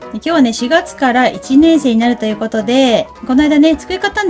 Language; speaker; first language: Japanese; native; Japanese